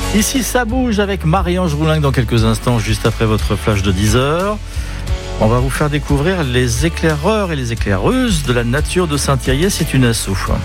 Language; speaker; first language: French; native; French